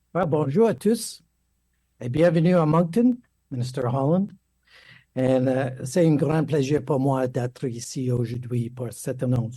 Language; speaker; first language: French; non-native, learner; English